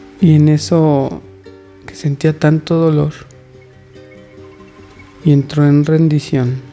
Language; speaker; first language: Spanish; native; Spanish